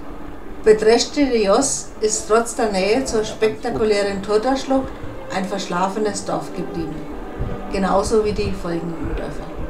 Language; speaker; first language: German; native; German